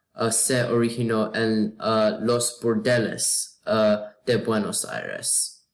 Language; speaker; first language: Spanish; non-native, learner; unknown